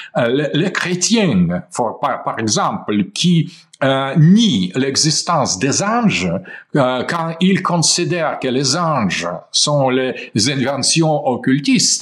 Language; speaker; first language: French; non-native, fluent; Russian